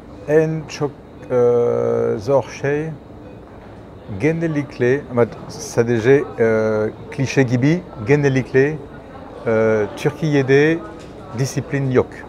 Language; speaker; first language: Turkish; non-native, learner; French